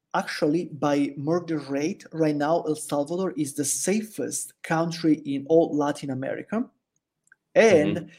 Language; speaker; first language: English; non-native, fluent; Italian